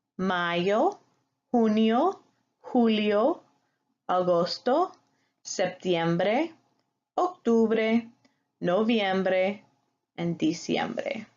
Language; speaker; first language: Spanish; non-native, fluent; English